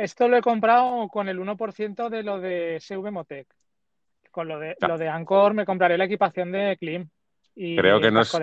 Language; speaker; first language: Spanish; native; Spanish